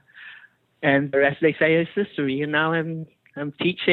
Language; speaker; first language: English; non-native, local second language; Filipino